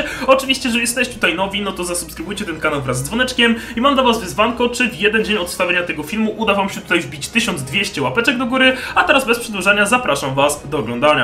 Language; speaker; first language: Polish; native; Polish